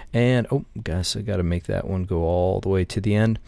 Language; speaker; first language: English; native; English